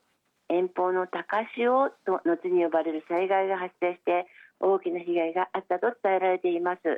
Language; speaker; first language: Japanese; native; Japanese